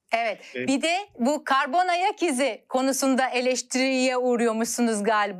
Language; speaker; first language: Turkish; native; Turkish